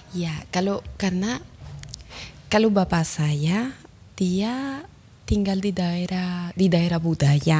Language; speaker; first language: Indonesian; non-native, learner; Spanish